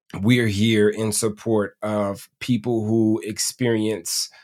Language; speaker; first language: English; native; English